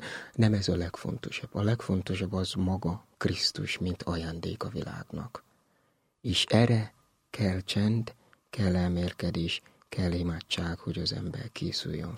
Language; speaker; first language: Hungarian; non-native, fluent; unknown